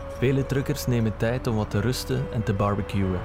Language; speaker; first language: Dutch; native; Dutch